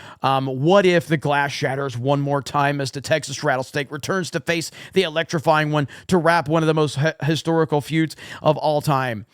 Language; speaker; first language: English; native; English